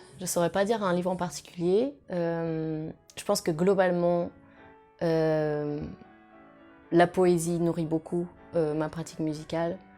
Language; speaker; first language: French; non-native, fluent; Portuguese